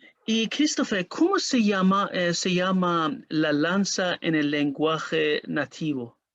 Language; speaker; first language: Spanish; non-native, learner; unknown